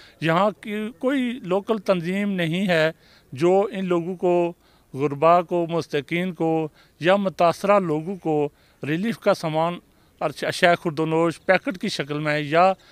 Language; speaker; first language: Urdu; non-native, local second language; Pahari-Potwari